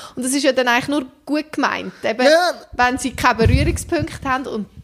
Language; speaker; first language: German; native; German